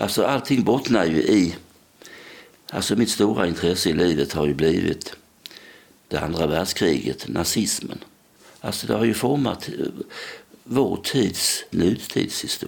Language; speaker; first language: Swedish; native; Swedish